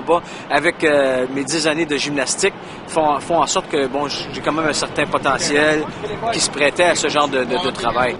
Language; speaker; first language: French; native; French